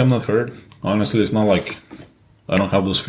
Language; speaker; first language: English; non-native, fluent; Spanish